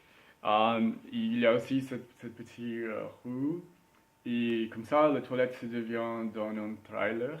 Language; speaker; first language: French; non-native, learner; Spanish